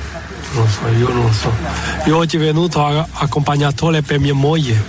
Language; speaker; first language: Italian; non-native, learner; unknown